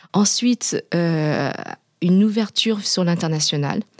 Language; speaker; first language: French; early bilingual, other home language; Vietnamese